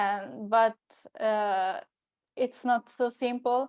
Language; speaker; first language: English; non-native, fluent; Italian